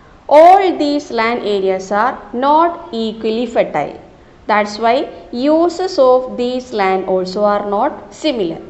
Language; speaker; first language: English; non-native, local second language; Malayalam